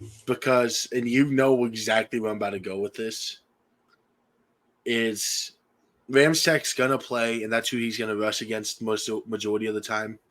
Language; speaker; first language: English; native; English